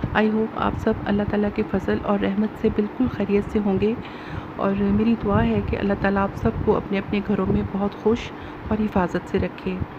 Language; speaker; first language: Urdu; native; Urdu